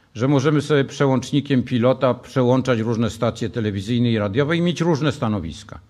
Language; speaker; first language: Polish; native; Polish